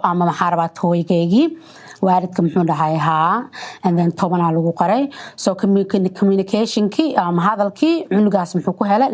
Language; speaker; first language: Somali; early bilingual, heritage; Somali